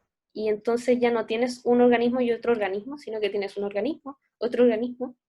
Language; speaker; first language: Spanish; native; Spanish